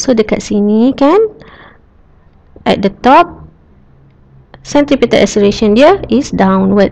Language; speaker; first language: English; non-native, local second language; Malay